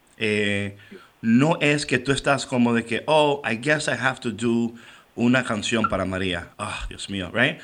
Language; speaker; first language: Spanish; native; Spanish